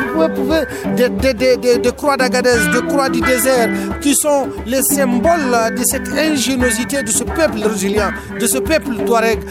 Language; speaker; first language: French; non-native, local second language; Tamasheq